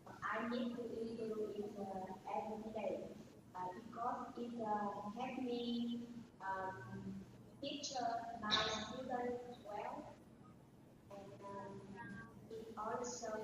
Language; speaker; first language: English; non-native, learner; Vietnamese